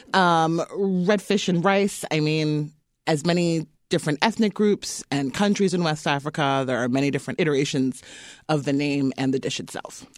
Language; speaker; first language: English; native; English